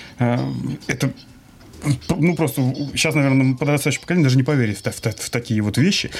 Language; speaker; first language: Russian; native; Russian